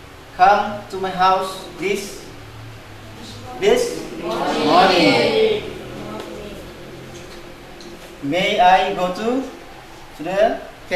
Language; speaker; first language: English; non-native, learner; Indonesian